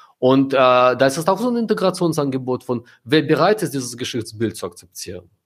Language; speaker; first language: German; non-native, fluent; Russian